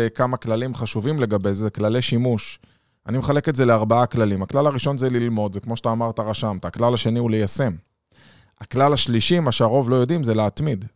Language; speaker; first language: Hebrew; native; Hebrew